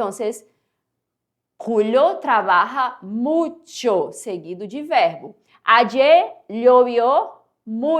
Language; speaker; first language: Spanish; non-native, fluent; Portuguese